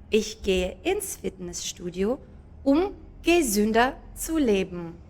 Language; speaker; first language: German; non-native, fluent; Ukrainian